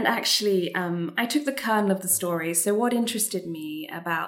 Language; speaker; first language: English; native; English